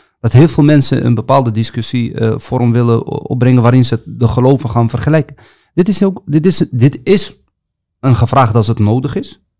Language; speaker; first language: Dutch; early bilingual, other home language; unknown